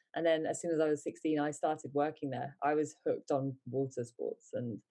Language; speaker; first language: English; native; English